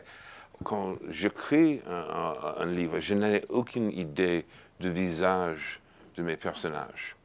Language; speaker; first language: French; non-native, fluent; English